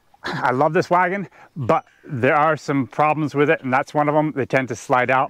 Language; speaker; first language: English; native; English